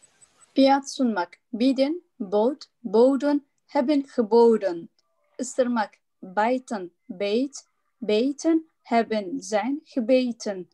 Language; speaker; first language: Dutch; non-native, learner; Turkish